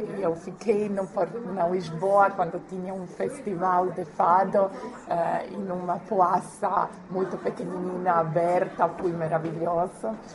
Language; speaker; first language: Portuguese; non-native, fluent; Croatian